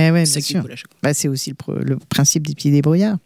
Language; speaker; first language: French; native; French